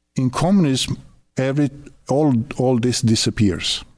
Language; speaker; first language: English; non-native, fluent; Romanian